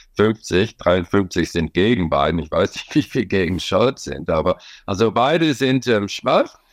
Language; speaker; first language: German; non-native, fluent; English